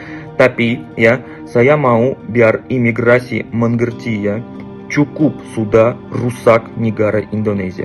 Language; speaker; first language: Indonesian; non-native, fluent; Russian